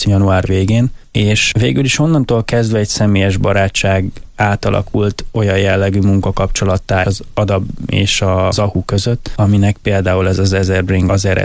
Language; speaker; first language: Hungarian; native; Hungarian